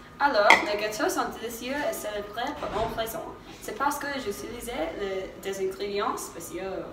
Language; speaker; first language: French; non-native, learner; English